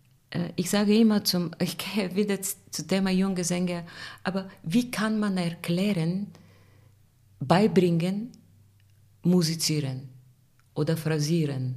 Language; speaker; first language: German; non-native, fluent; Bulgarian